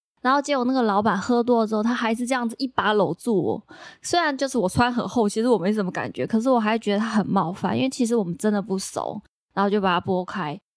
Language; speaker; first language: Chinese; non-native, local second language; Cantonese